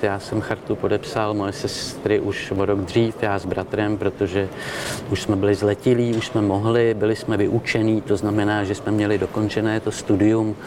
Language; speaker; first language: Czech; native; Czech